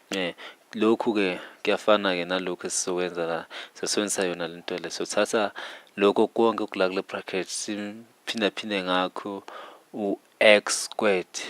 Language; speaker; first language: Zulu; native; Zulu